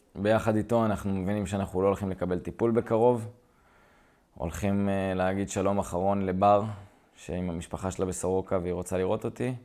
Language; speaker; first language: Hebrew; native; Hebrew